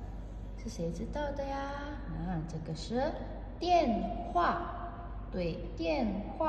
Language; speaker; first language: Chinese; non-native, fluent; Indonesian